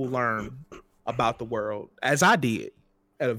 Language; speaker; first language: English; native; English